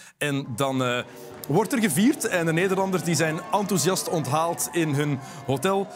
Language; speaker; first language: Dutch; native; Dutch